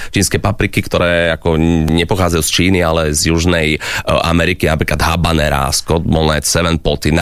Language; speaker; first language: Slovak; native; Slovak